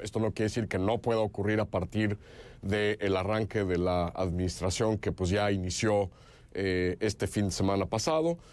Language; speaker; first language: Spanish; native; Spanish